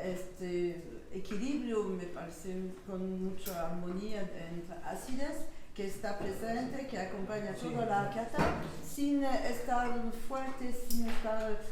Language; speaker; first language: Spanish; non-native, learner; French